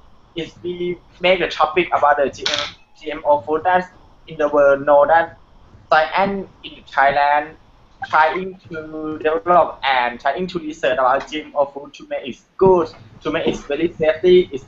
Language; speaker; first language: English; non-native, learner; Thai